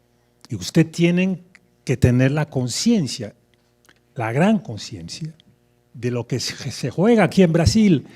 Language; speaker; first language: Spanish; non-native, fluent; French